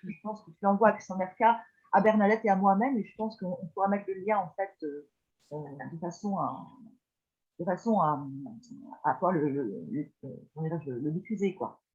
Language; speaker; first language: French; native; French